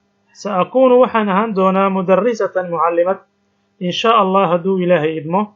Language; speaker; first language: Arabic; non-native, fluent; Somali